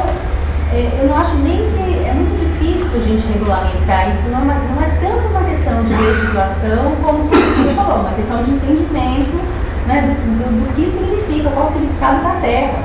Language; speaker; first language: Portuguese; native; Portuguese